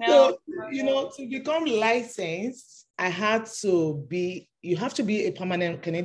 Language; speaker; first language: English; non-native, local second language; Yoruba